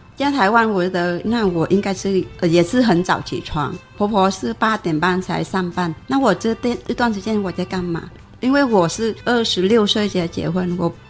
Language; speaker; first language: Chinese; non-native, fluent; Vietnamese